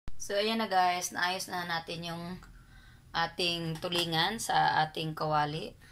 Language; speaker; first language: Filipino; non-native, local second language; Cebuano